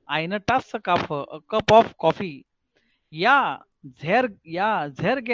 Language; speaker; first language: German; non-native, fluent; Marathi